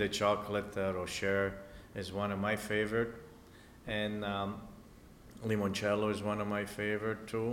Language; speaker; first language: English; non-native, fluent; Italian